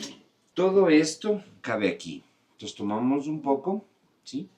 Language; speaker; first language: Spanish; native; Spanish